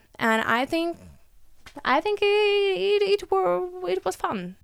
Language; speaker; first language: English; non-native, learner; Ukrainian